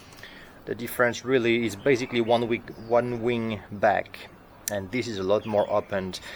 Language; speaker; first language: English; non-native, fluent; French